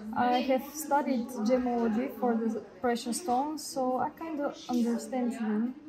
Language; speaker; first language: English; non-native, fluent; Bulgarian